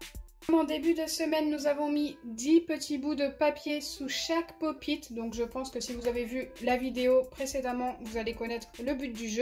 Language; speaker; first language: French; native; French